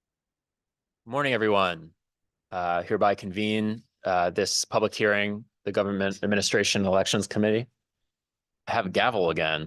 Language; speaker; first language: English; native; English